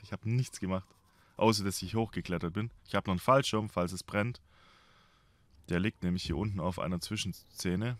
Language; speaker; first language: German; native; German